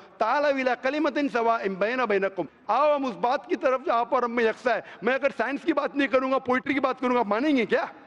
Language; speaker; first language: Hindi; non-native, local second language; Konkani